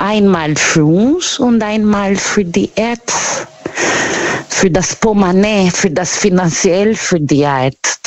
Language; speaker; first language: German; non-native, learner; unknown